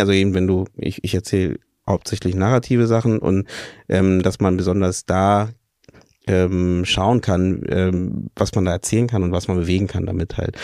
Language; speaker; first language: German; native; German